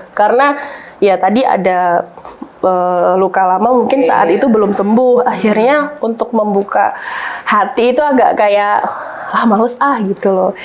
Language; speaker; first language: Indonesian; non-native, local second language; Javanese